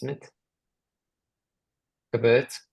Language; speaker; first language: Latvian; native; Latvian